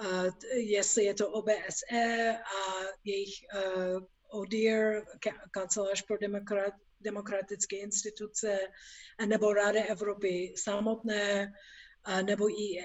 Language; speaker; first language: Czech; non-native, fluent; English